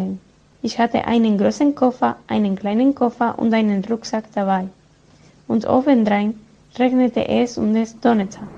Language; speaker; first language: German; non-native, learner; Spanish